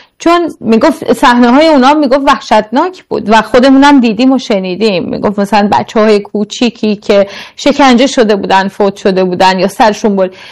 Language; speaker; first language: Persian; native; Persian